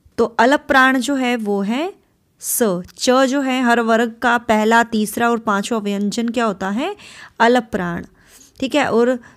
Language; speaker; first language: Hindi; native; Hindi